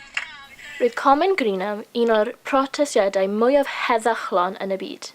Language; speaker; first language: Welsh; non-native, local second language; English